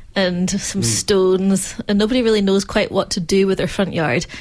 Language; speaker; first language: English; native; English